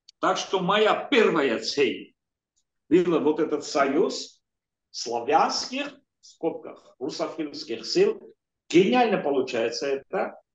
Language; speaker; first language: Russian; non-native, local second language; Armenian